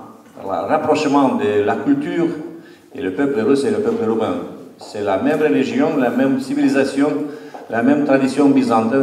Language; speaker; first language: French; non-native, fluent; Romanian